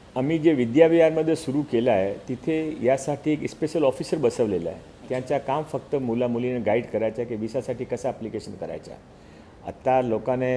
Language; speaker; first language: Marathi; non-native, local second language; Hindi